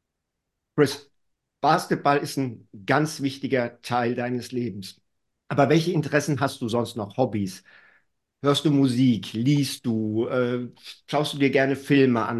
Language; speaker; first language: German; native; German